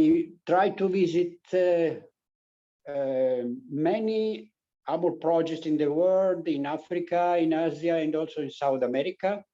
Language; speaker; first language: English; non-native, learner; Italian